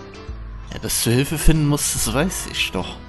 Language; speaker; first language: German; native; German